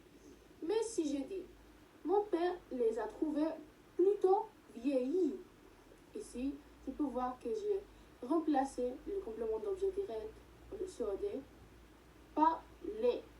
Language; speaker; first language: French; non-native, learner; Spanish